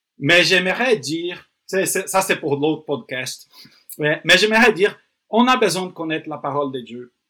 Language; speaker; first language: French; non-native, fluent; Portuguese